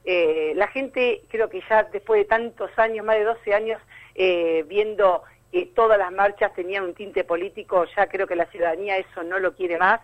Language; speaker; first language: Spanish; native; Spanish